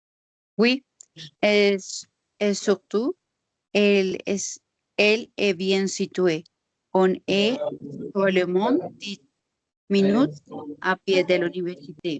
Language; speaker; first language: French; non-native, learner; Spanish